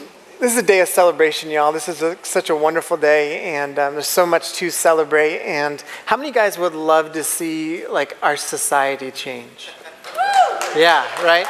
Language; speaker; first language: English; native; English